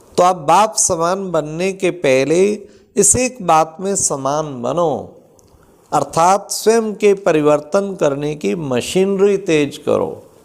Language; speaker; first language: Hindi; native; Hindi